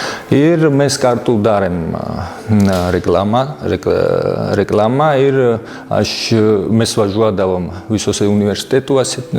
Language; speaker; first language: Lithuanian; non-native, fluent; Georgian